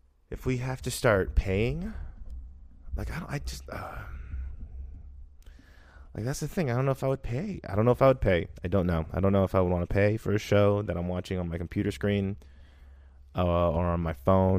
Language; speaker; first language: English; early bilingual, other home language; Spanish